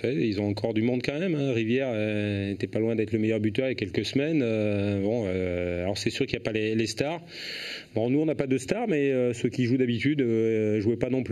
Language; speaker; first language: French; native; French